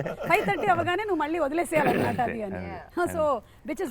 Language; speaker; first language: Telugu; native; Telugu